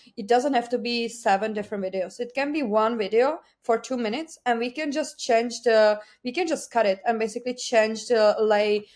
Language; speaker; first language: English; non-native, fluent; Czech